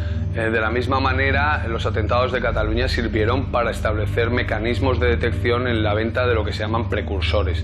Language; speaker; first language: Spanish; native; Spanish